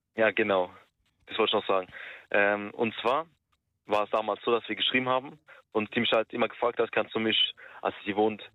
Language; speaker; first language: German; early bilingual, other home language; Turkish